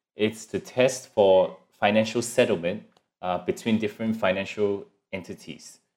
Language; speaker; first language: English; non-native, local second language; Cantonese